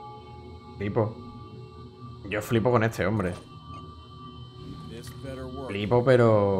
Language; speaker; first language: Spanish; native; Spanish